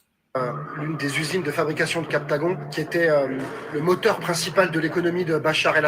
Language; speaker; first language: French; native; French